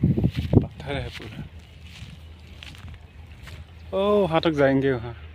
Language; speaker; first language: Hindi; non-native, local second language; Assamese